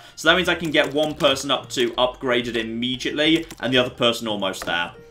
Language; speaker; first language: English; native; English